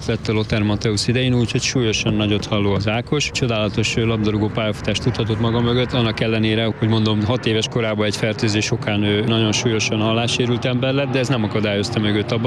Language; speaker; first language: Hungarian; native; Hungarian